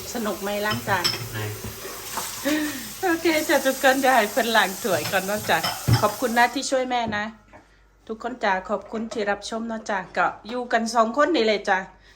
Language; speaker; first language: Thai; native; Thai